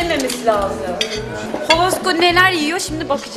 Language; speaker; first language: Turkish; native; Turkish